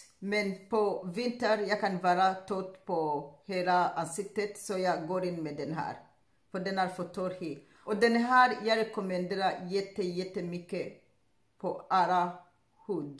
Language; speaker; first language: Swedish; non-native, learner; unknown